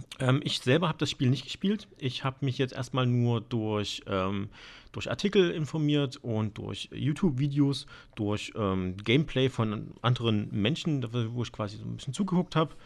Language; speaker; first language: German; native; German